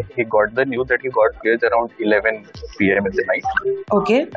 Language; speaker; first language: English; non-native, local second language; Hindi